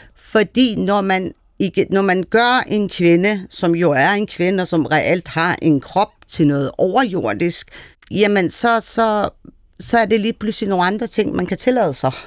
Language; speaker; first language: Danish; early bilingual, other home language; Persian